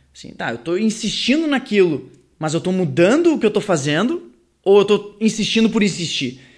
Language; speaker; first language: Portuguese; early bilingual, other home language; French